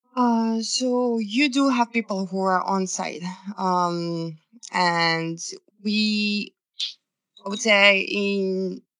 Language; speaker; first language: English; non-native, fluent; Serbian